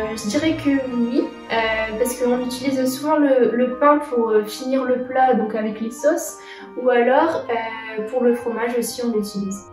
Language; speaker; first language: French; native; French